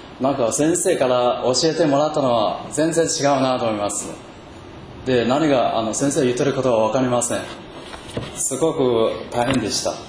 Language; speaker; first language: Japanese; non-native, fluent; Chinese